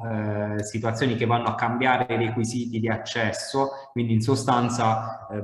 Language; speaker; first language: Italian; native; Italian